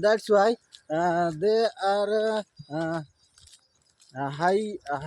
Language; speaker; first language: English; non-native, learner; Hindi